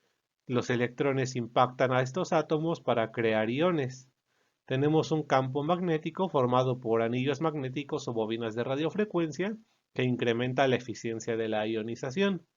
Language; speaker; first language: Spanish; native; Spanish